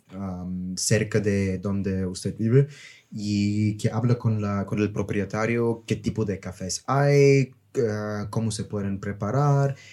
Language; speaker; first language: Spanish; non-native, fluent; Bulgarian